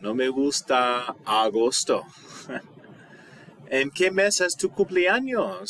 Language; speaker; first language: Spanish; non-native, fluent; English